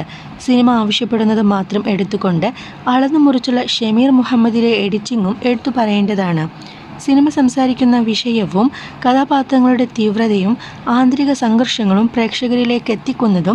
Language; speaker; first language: Malayalam; native; Malayalam